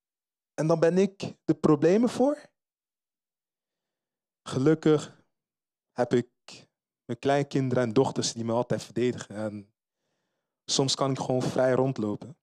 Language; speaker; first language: Dutch; early bilingual, other home language; Lingala